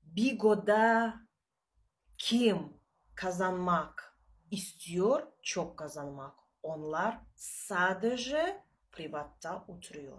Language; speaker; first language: Turkish; non-native, learner; Russian